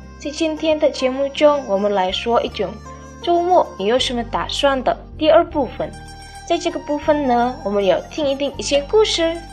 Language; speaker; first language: Chinese; non-native, fluent; Indonesian